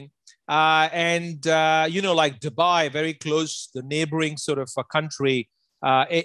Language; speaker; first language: English; non-native, local second language; Punjabi